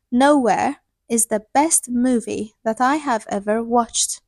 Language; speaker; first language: English; non-native, fluent; Persian